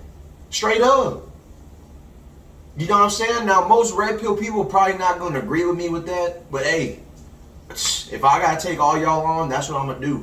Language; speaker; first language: English; native; English